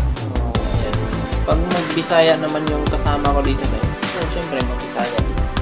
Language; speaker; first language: Filipino; non-native, local second language; Cebuano